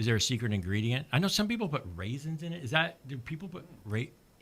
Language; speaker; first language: English; native; English